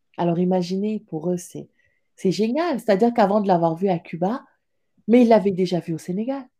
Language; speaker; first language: French; non-native, local second language; Wolof